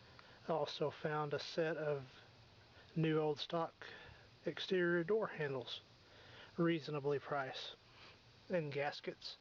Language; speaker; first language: English; native; English